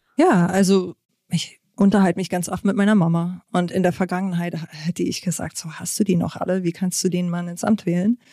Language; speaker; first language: German; non-native, fluent; English